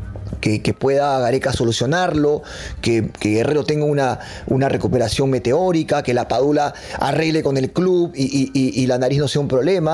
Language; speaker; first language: Spanish; native; Spanish